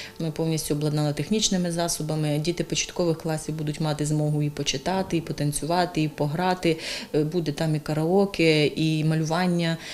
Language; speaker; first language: Ukrainian; native; Ukrainian